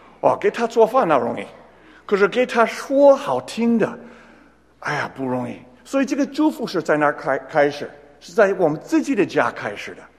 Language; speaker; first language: Chinese; non-native, fluent; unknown